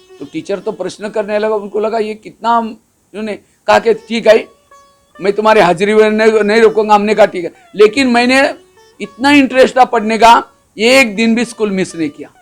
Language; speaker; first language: Hindi; non-native, local second language; Marathi